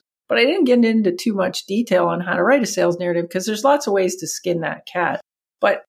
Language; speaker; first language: English; native; English